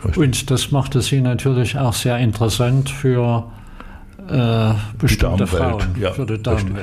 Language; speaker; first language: German; native; German